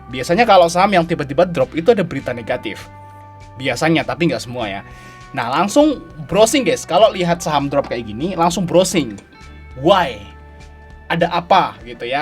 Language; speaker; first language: Indonesian; native; Indonesian